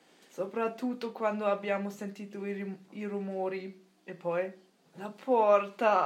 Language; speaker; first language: Italian; non-native, learner; German